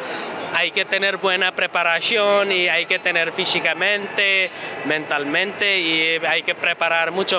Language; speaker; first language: Spanish; non-native, learner; Nepali